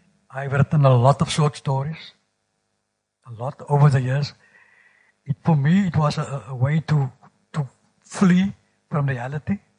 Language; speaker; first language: English; non-native, local second language; Afrikaans